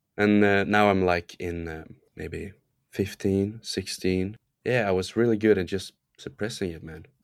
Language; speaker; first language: English; non-native, fluent; Norwegian